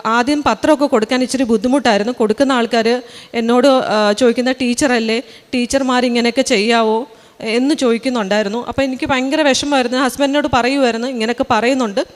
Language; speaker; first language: Malayalam; early bilingual, heritage; Malayalam